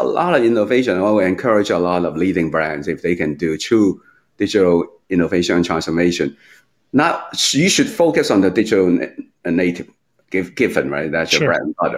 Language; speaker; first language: English; non-native, local second language; Cantonese